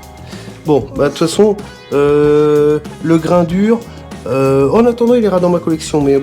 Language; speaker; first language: French; native; French